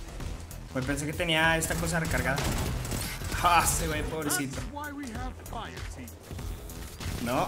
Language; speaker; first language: Spanish; native; Spanish